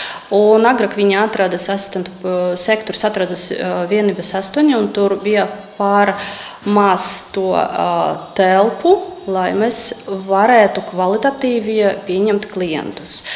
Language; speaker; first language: Latvian; non-native, local second language; Russian